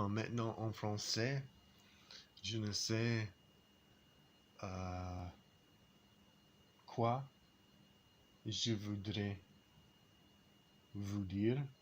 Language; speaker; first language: French; non-native, learner; English